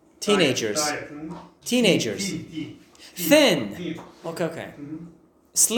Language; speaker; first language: English; non-native, fluent; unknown